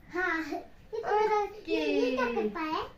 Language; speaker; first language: Hindi; native; Hindi